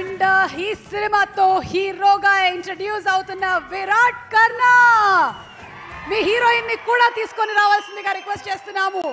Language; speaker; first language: Telugu; native; Telugu